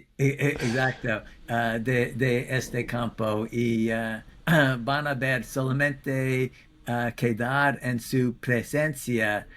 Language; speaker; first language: Spanish; non-native, fluent; English